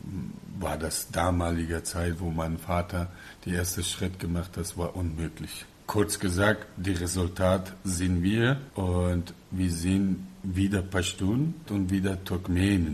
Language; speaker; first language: German; non-native, learner; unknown